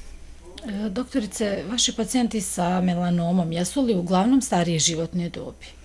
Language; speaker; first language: Croatian; native; Croatian